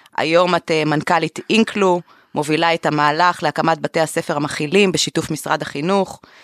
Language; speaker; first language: Hebrew; native; Hebrew